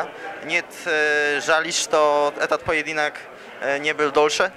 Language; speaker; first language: Russian; non-native, fluent; Polish